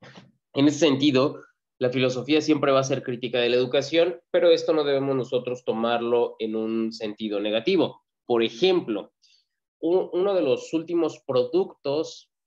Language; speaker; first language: Spanish; native; Spanish